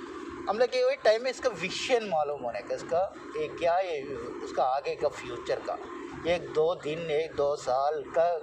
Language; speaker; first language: Hindi; non-native, local second language; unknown